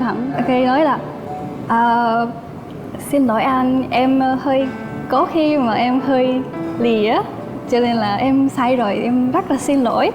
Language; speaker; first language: Vietnamese; non-native, learner; Japanese